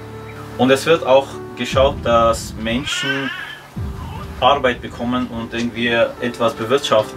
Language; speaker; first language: German; early bilingual, other home language; Armenian